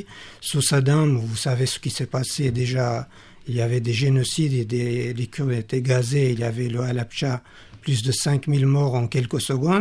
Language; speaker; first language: French; non-native, fluent; Kurdish